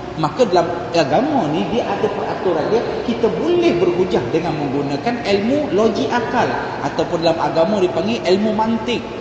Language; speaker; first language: Malay; native; Malay